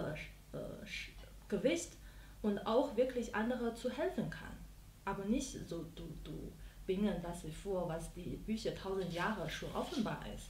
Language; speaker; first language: German; non-native, learner; Chinese